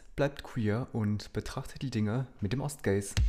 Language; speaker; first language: German; early bilingual, other home language; Polish